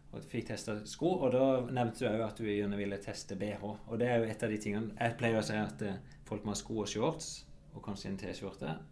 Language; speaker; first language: Norwegian; native; Norwegian